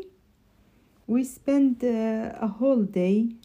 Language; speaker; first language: English; non-native, fluent; Arabic